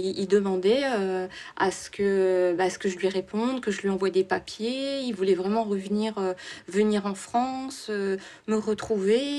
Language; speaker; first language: French; native; French